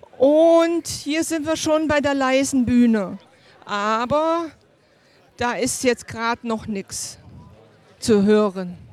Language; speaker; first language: German; native; German